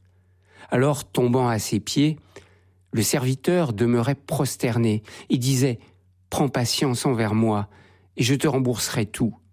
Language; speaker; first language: French; native; French